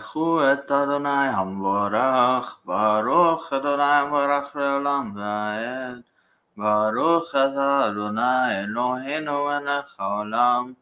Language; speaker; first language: Hebrew; non-native, learner; English